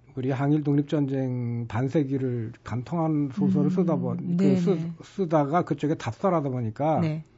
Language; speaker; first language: Korean; native; Korean